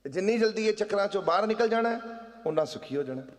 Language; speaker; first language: Hindi; non-native, local second language; Punjabi